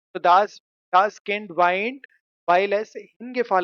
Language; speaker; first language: German; non-native, fluent; Hindi